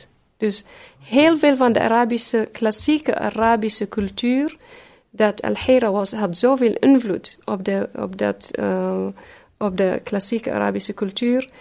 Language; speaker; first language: Dutch; early bilingual, other home language; Arabic